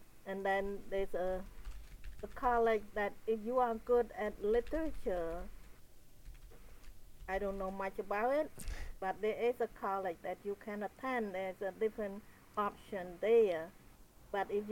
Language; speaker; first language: English; non-native, fluent; Khmer